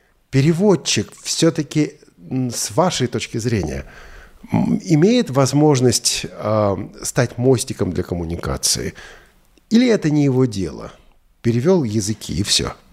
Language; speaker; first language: Russian; native; Russian